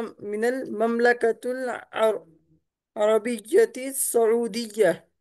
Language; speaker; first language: Arabic; non-native, learner; Urdu